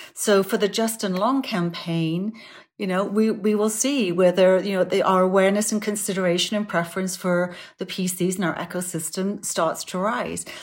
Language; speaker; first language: English; native; English